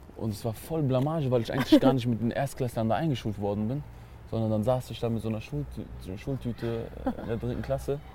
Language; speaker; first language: German; early bilingual, other home language; Kurdish